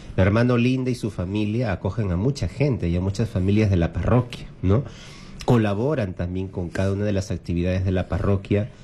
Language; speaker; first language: Spanish; native; Spanish